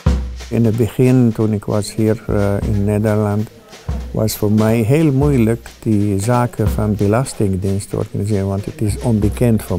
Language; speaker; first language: Dutch; non-native, learner; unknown